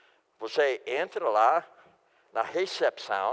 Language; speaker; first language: Portuguese; non-native, fluent; English